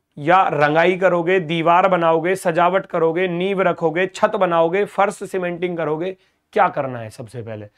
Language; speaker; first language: Hindi; native; Hindi